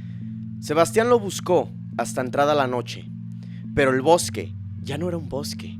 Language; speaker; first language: Spanish; native; Spanish